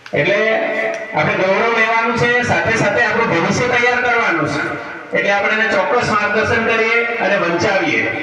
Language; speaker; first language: Gujarati; native; Gujarati